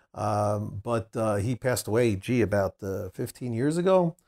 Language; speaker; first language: English; native; English